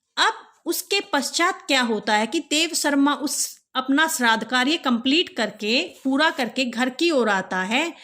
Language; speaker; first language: Hindi; native; Hindi